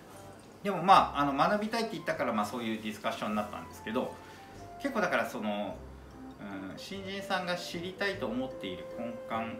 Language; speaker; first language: Japanese; native; Japanese